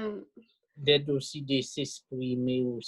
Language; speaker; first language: French; non-native, local second language; Haitian Creole